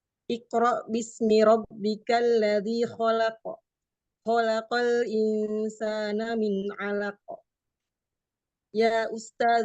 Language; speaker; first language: Arabic; non-native, learner; Indonesian